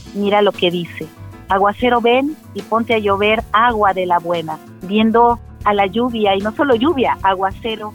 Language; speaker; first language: Spanish; native; Spanish